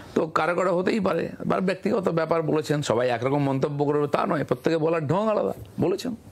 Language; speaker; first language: Bangla; native; Bangla